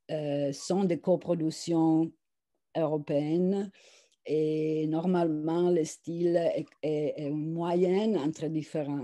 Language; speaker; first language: French; non-native, fluent; Italian